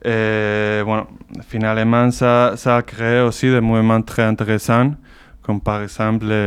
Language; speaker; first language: French; non-native, learner; Basque